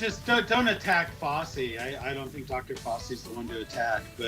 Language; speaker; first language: English; native; English